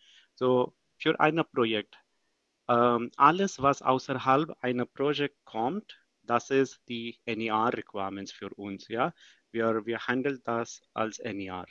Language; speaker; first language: German; non-native, fluent; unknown